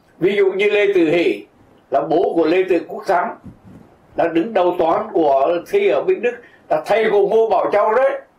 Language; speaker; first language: Vietnamese; native; Vietnamese